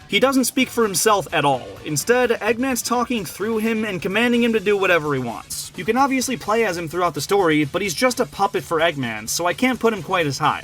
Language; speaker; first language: English; native; English